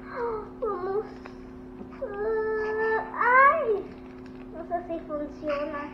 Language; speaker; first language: Spanish; early bilingual, heritage; English